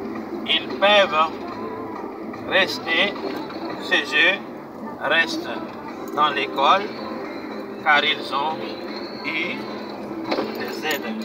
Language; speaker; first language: French; non-native, local second language; Malagasy